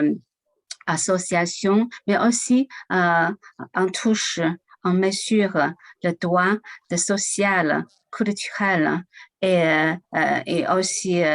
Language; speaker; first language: French; non-native, learner; Chinese